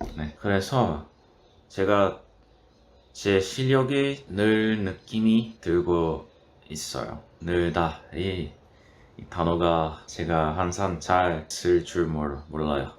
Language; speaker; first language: Korean; non-native, learner; Portuguese